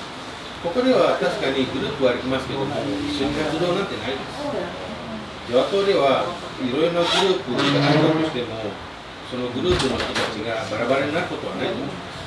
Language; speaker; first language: Japanese; non-native, fluent; Indonesian